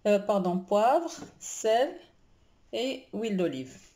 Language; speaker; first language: French; non-native, local second language; Arabic